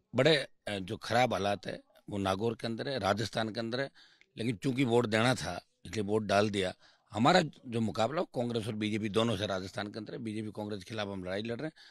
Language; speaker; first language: Hindi; native; Hindi